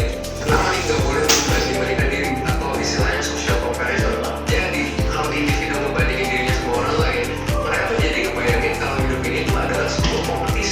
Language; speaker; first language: Indonesian; native; Indonesian